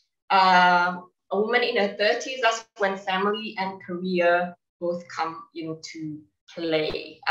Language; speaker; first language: English; non-native, fluent; Indonesian